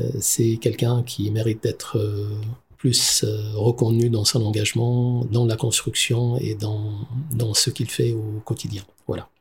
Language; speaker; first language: French; non-native, local second language; Arabic